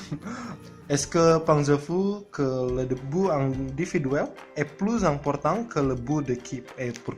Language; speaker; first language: French; non-native, learner; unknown